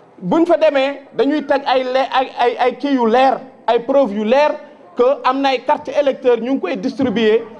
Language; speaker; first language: Wolof; non-native, local second language; Fula